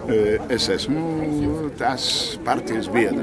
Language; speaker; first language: Latvian; non-native, local second language; Russian